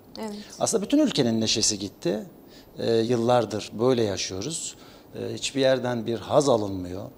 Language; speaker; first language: Turkish; native; Turkish